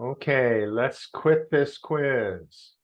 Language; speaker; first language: English; non-native, fluent; Vietnamese